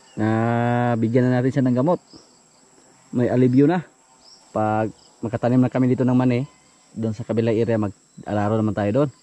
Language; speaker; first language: Filipino; non-native, local second language; Cebuano